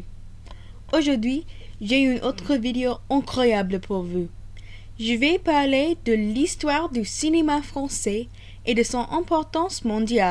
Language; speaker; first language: French; non-native, learner; English